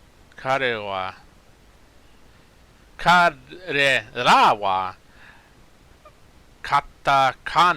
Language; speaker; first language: Japanese; non-native, learner; English